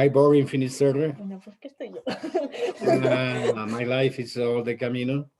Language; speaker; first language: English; non-native, learner; Spanish